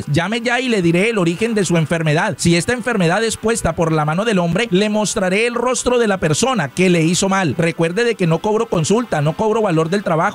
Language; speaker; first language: Spanish; native; Spanish